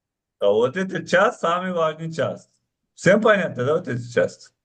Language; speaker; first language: Russian; non-native, local second language; Uzbek